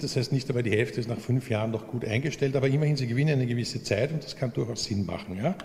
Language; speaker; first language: German; native; German